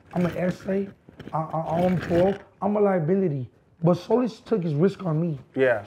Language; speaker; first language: English; native; English